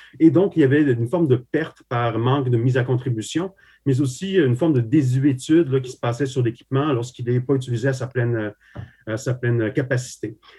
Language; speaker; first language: French; early bilingual, other home language; Slovak